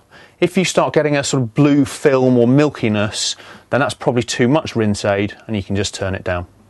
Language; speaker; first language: English; native; English